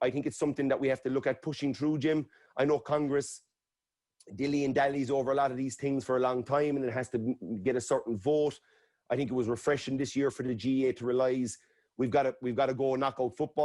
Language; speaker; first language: English; native; English